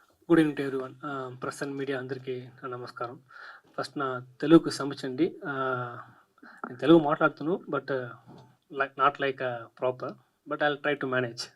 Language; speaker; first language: Telugu; non-native, learner; Tamil